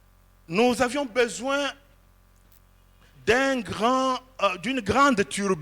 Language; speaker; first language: French; non-native, local second language; Lingala